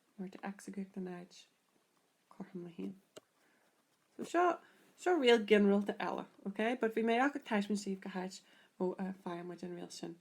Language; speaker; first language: Irish; native; Irish